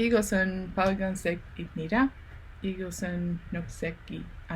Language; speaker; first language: Korean; non-native, learner; Dutch